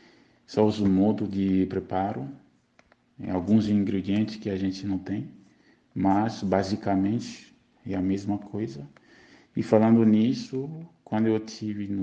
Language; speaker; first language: Portuguese; non-native, fluent; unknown